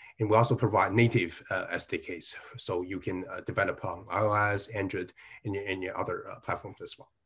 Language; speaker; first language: English; non-native, fluent; Chinese